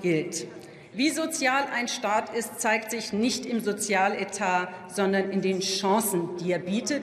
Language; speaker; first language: German; native; German